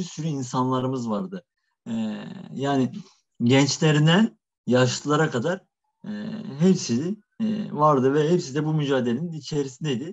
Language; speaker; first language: Turkish; native; Turkish